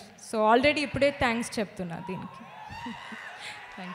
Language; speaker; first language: Telugu; non-native, fluent; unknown